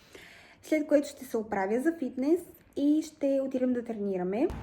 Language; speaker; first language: Bulgarian; native; Bulgarian